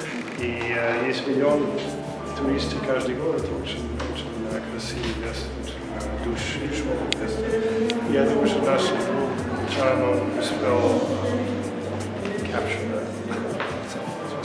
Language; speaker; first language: Russian; non-native, learner; English